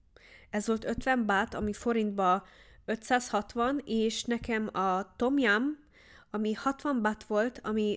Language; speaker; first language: Hungarian; early bilingual, heritage; Hungarian